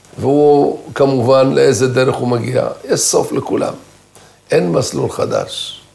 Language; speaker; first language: Hebrew; native; Hebrew